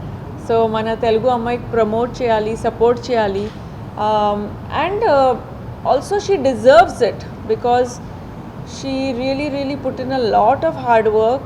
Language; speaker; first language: Telugu; non-native, fluent; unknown